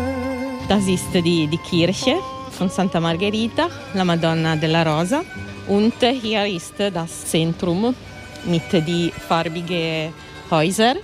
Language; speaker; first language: German; non-native, learner; Italian